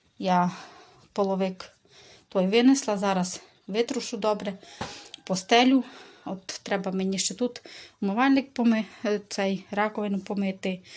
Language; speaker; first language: Ukrainian; native; Ukrainian